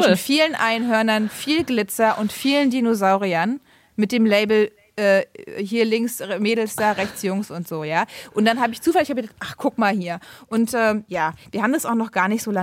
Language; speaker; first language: German; native; German